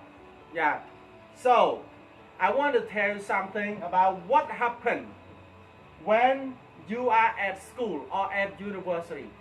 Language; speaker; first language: English; non-native, fluent; Khmer